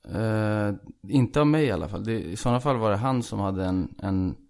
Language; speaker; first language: Swedish; early bilingual, other home language; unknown